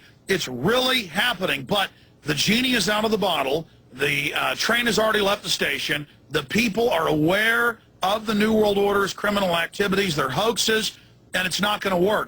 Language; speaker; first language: English; native; English